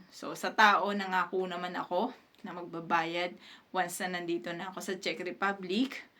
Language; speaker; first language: Filipino; native; Filipino